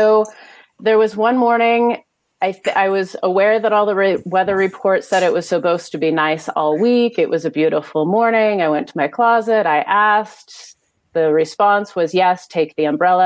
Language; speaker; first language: English; native; English